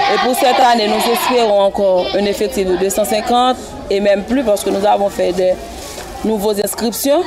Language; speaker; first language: French; non-native, local second language; Haitian Creole